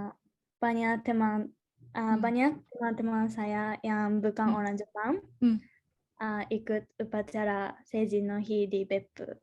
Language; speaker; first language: Indonesian; non-native, learner; Japanese